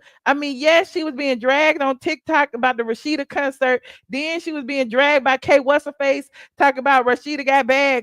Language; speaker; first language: English; native; English